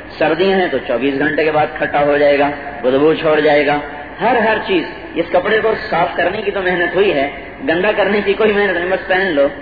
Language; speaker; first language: Urdu; non-native, local second language; Punjabi